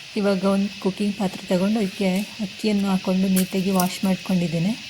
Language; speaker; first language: Kannada; non-native, local second language; Kodava